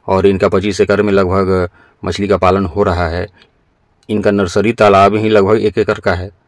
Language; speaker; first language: Hindi; native; Hindi